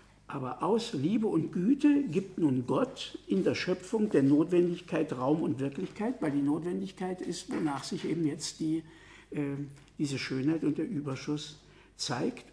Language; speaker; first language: German; native; German